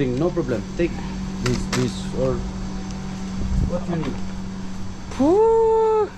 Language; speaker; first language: English; non-native, learner; Lithuanian